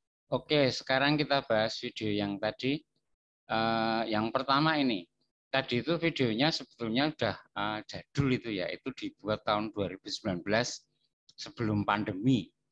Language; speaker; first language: Indonesian; non-native, local second language; Javanese